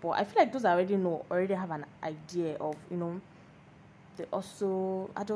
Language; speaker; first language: English; non-native, local second language; Yoruba